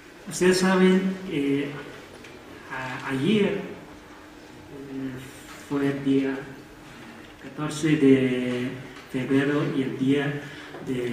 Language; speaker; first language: Spanish; non-native, fluent; Chinese